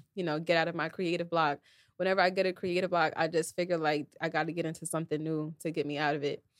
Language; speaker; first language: English; native; English